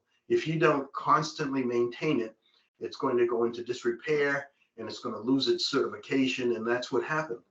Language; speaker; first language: English; native; English